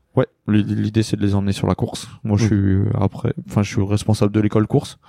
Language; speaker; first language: French; native; French